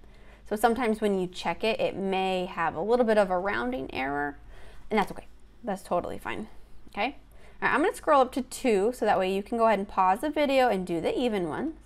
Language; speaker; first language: English; native; English